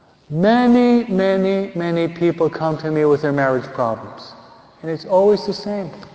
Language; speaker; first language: English; native; English